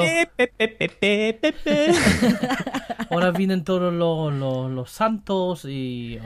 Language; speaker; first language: Spanish; non-native, fluent; German